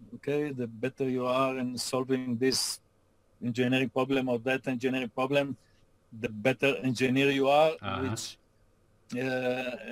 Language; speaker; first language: English; non-native, fluent; Hebrew